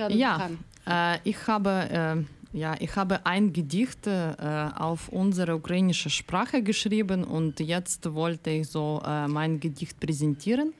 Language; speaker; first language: German; non-native, learner; Ukrainian